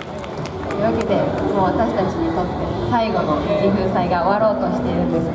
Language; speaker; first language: Japanese; native; Japanese